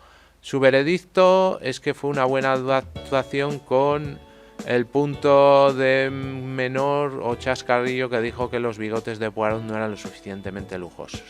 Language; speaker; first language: Spanish; native; Spanish